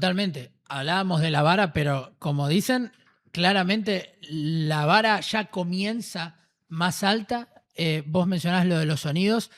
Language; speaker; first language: Spanish; native; Spanish